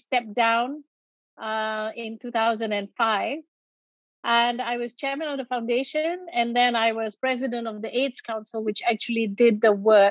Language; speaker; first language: English; non-native, local second language; Malay